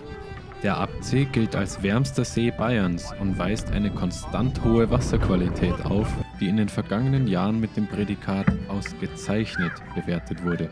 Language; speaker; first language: German; native; German